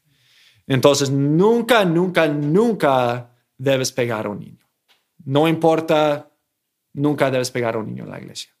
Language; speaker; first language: Spanish; non-native, fluent; English